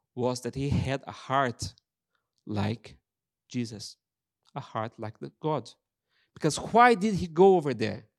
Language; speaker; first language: English; non-native, fluent; Portuguese